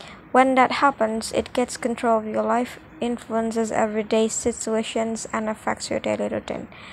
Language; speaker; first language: English; non-native, fluent; Indonesian